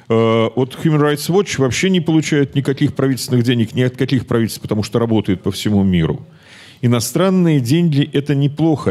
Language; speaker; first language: Russian; native; Russian